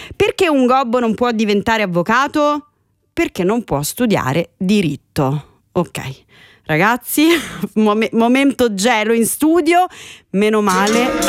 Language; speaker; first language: Italian; native; Italian